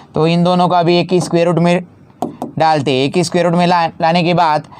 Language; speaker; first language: Hindi; non-native, local second language; Marathi